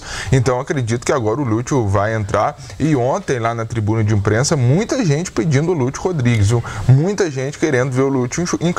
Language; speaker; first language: Portuguese; native; Portuguese